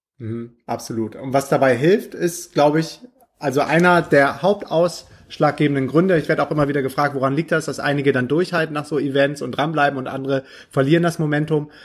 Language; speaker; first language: German; native; German